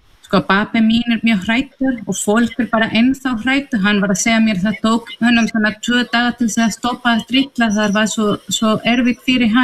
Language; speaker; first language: Icelandic; non-native, fluent; Spanish